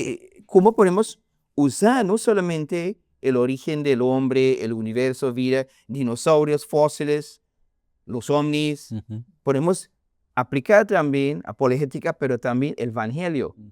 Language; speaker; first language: Spanish; non-native, learner; English